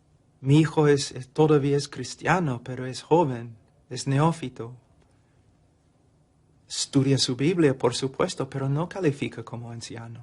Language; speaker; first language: Spanish; non-native, fluent; English